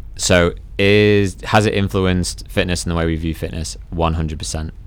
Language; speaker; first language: English; native; English